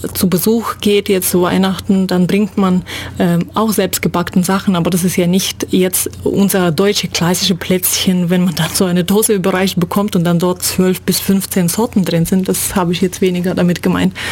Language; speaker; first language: German; non-native, fluent; Russian